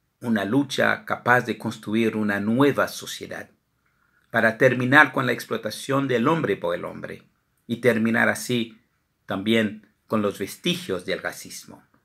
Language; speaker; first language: Spanish; non-native, fluent; Haitian Creole